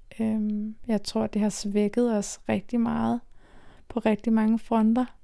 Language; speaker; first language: Danish; early bilingual, other home language; Turkish